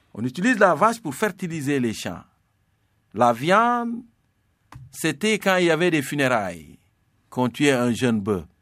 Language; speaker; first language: French; non-native, local second language; Serer